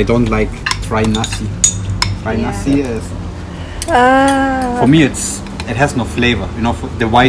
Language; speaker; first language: English; non-native, fluent; German